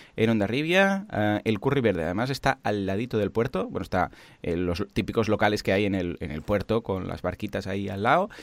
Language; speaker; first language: Spanish; native; Spanish